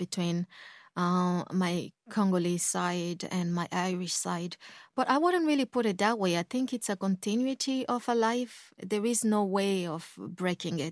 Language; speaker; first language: English; early bilingual, other home language; Kongo